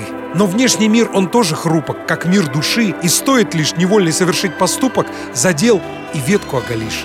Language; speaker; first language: Russian; native; Russian